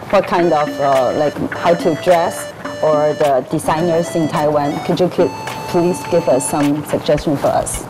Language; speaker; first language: English; non-native, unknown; Chinese